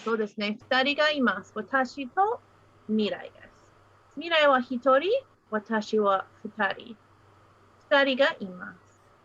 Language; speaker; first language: Japanese; non-native, fluent; English